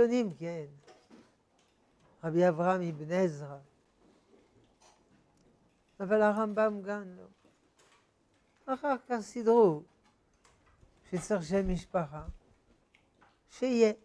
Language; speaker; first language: Hebrew; non-native, fluent; French